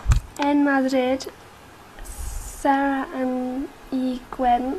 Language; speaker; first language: Spanish; non-native, learner; English